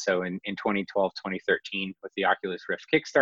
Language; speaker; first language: English; native; English